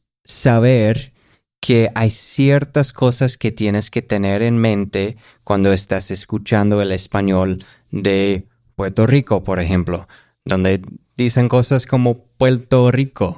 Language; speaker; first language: Spanish; non-native, fluent; English